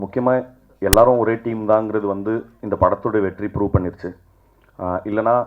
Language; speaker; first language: Tamil; native; Tamil